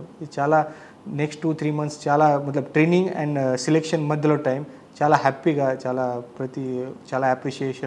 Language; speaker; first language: Telugu; non-native, learner; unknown